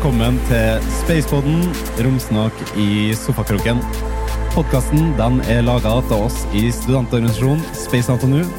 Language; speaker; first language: Norwegian; native; Norwegian